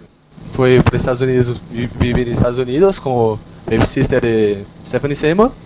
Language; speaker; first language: Portuguese; non-native, learner; Spanish